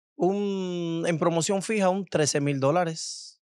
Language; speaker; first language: Spanish; native; Spanish